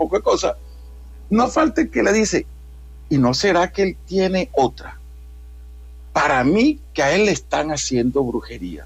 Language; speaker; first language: Spanish; native; Spanish